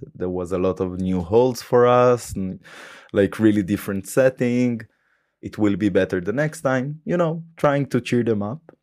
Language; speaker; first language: English; non-native, fluent; Hebrew